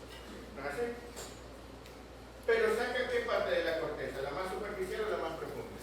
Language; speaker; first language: Spanish; native; Spanish